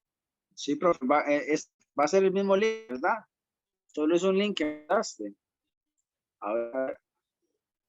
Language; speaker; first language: Spanish; native; Spanish